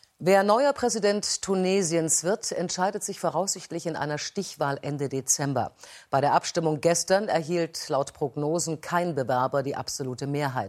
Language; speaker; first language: German; native; German